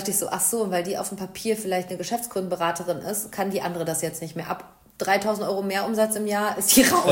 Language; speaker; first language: German; native; German